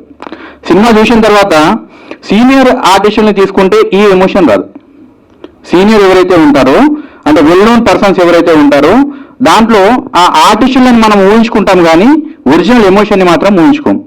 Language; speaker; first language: Telugu; native; Telugu